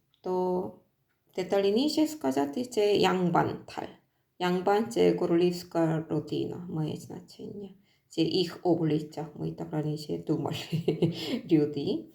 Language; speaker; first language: Ukrainian; non-native, learner; Korean